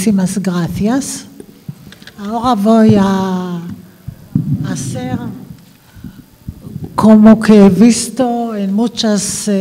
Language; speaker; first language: Spanish; non-native, fluent; Hebrew